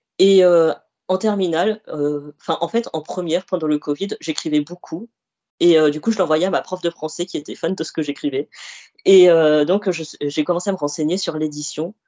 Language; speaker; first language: French; early bilingual, other home language; Arabic